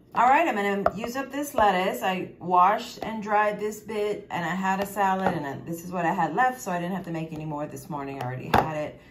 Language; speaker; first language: English; native; English